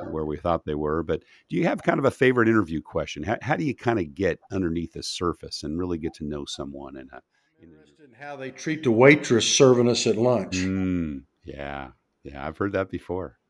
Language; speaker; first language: English; native; English